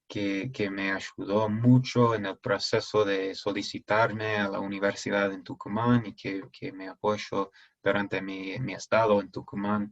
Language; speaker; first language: Spanish; non-native, fluent; English